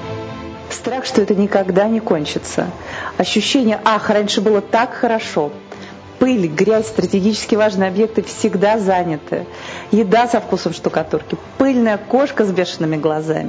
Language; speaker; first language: Russian; native; Russian